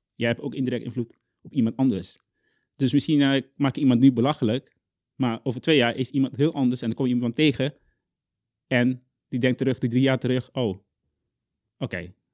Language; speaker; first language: Dutch; non-native, local second language; Papiamento